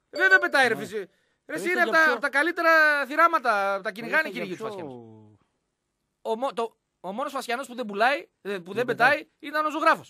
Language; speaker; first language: Greek; native; Greek